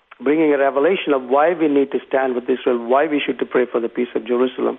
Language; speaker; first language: English; non-native, local second language; Tamil